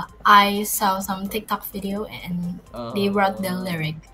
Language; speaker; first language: English; non-native, learner; Indonesian